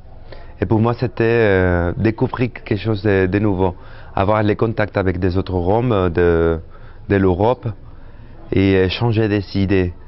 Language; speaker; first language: French; non-native, fluent; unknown